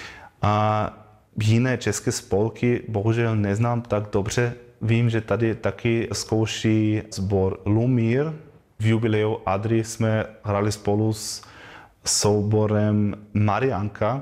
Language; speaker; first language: Czech; non-native, fluent; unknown